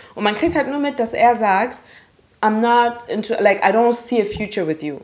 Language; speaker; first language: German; early bilingual, other home language; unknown